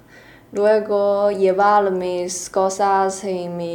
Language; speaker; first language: Spanish; non-native, learner; Chinese